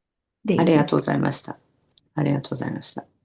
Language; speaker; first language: Japanese; native; Japanese